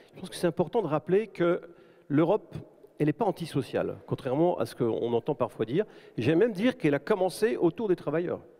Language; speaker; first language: French; native; French